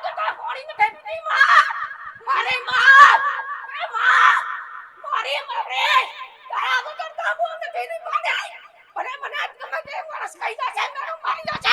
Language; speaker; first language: Gujarati; native; Gujarati